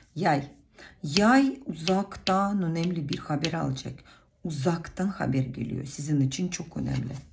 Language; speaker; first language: Turkish; non-native, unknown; Russian